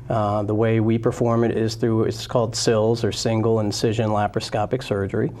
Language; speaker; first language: English; native; English